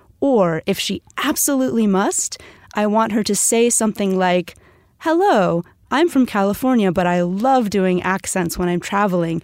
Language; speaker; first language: English; native; English